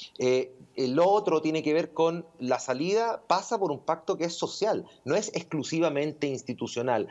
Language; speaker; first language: Spanish; native; Spanish